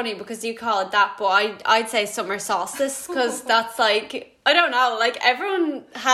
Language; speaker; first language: English; early bilingual, other home language; Latvian